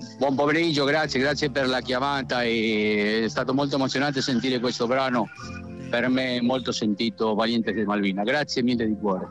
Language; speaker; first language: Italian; non-native, fluent; Spanish